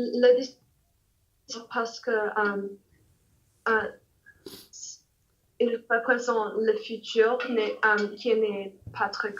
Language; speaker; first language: French; non-native, learner; English